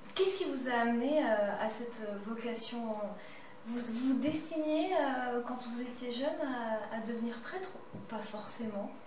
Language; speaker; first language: French; native; French